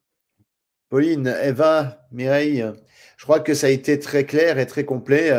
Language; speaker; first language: French; native; French